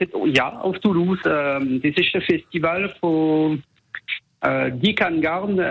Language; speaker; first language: German; non-native, local second language; French